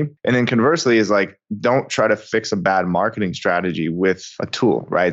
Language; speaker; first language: English; native; English